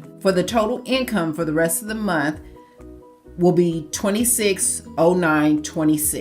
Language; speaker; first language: English; native; English